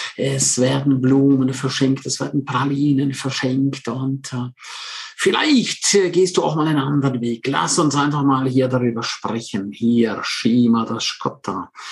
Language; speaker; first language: German; non-native, local second language; Romansh